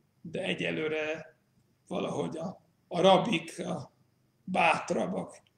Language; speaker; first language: Hungarian; non-native, fluent; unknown